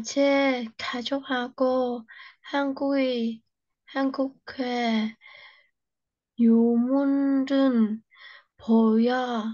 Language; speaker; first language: Korean; non-native, learner; Vietnamese